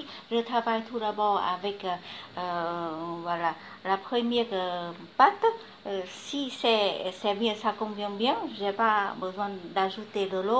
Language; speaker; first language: French; non-native, learner; Vietnamese